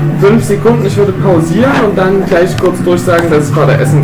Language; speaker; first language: German; native; German